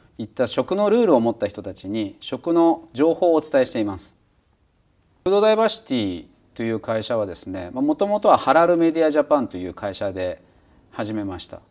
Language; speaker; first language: Japanese; native; Japanese